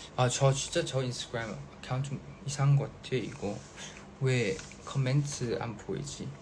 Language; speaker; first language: Korean; non-native, fluent; Thai